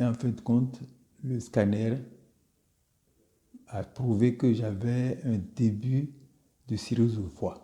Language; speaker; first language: French; non-native, local second language; Fon